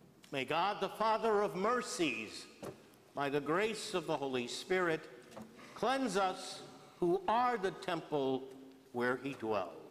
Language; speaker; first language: English; native; English